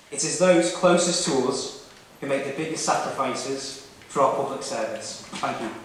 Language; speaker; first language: English; native; English